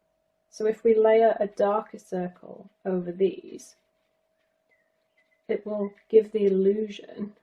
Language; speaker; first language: English; native; English